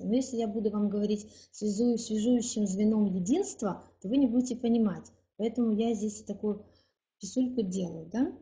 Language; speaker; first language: Russian; native; Russian